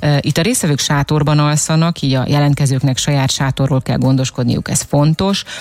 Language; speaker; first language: Hungarian; native; Hungarian